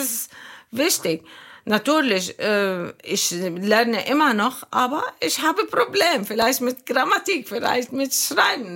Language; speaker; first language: German; non-native, learner; Arabic